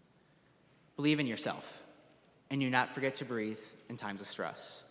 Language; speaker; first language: English; native; English